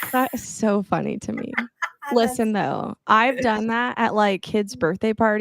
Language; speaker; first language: English; native; English